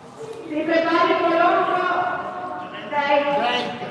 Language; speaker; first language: Italian; native; Italian